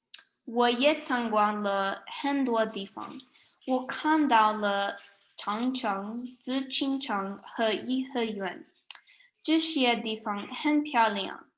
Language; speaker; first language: Chinese; non-native, learner; English